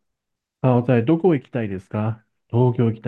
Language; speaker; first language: Japanese; non-native, fluent; Chinese